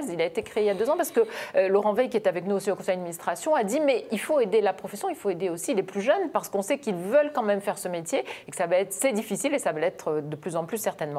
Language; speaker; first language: French; native; French